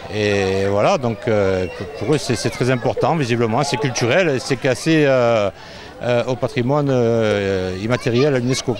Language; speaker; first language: French; native; French